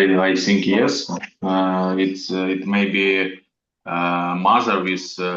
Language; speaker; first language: English; non-native, learner; Russian